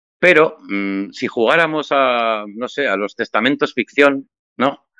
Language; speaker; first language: Spanish; native; Spanish